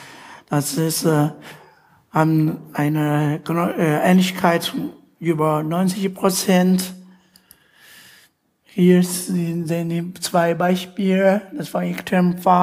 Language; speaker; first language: German; non-native, learner; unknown